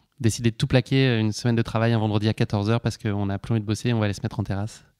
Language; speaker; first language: French; native; French